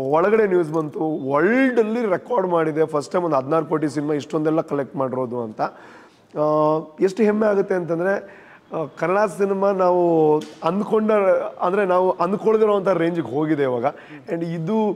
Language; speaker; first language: Kannada; non-native, local second language; Tulu